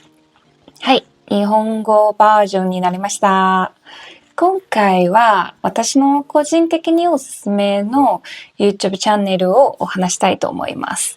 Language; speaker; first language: Japanese; non-native, fluent; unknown